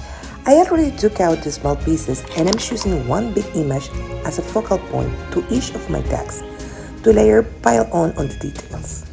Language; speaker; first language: English; non-native, fluent; Spanish